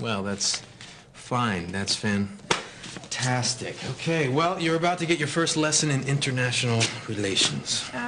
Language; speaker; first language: English; native; English